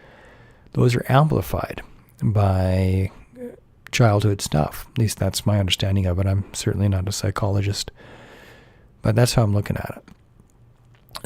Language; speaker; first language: English; native; English